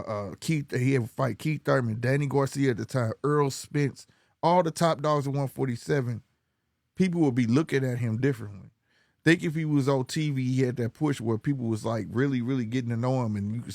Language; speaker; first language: English; native; English